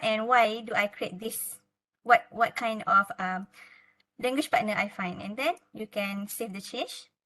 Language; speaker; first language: English; non-native, local second language; Malay